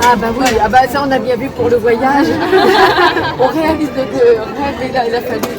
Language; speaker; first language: French; non-native, fluent; Japanese